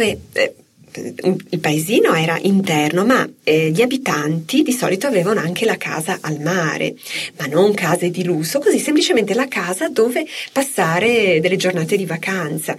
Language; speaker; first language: Italian; native; Italian